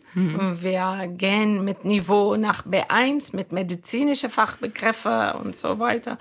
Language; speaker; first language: German; non-native, learner; Arabic